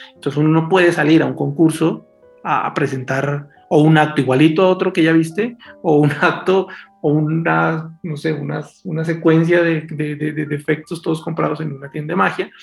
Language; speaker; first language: Spanish; native; Spanish